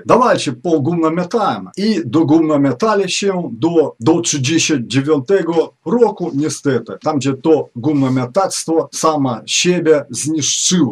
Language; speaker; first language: Polish; non-native, fluent; Ukrainian